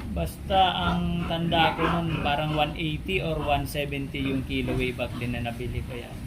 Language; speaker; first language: Filipino; non-native, local second language; Bikol